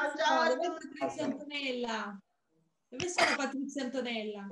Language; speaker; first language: Italian; native; Italian